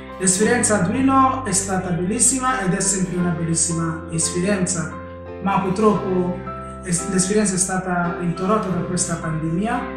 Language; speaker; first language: Italian; non-native, fluent; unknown